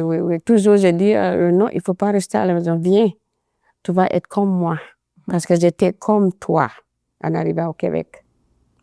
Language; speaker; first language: French; non-native, fluent; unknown